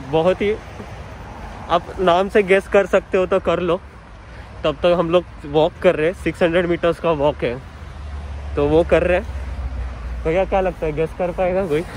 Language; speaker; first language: Hindi; native; Hindi